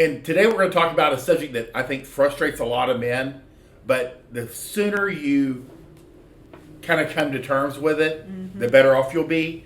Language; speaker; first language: English; native; English